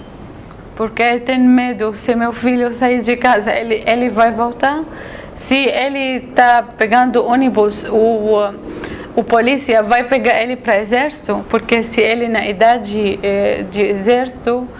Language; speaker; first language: Portuguese; non-native, learner; Arabic